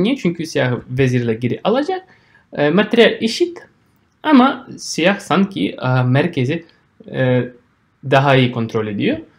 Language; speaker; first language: Turkish; non-native, fluent; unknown